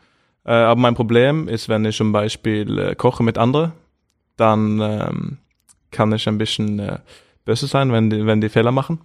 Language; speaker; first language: German; non-native, fluent; Norwegian